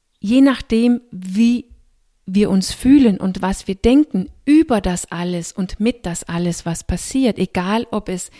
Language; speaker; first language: German; non-native, fluent; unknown